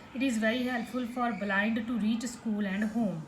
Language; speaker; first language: English; non-native, local second language; Punjabi